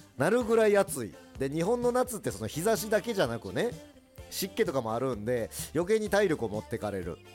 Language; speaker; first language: Japanese; early bilingual, other home language; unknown